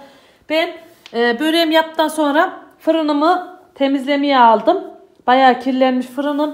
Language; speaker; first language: Turkish; native; Turkish